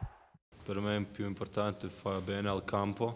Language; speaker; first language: Italian; non-native, learner; Croatian